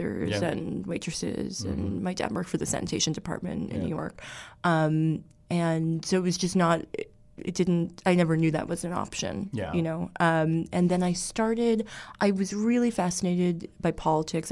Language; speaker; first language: English; native; English